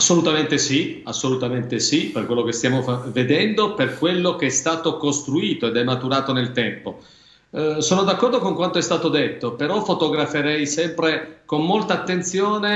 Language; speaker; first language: Italian; native; Italian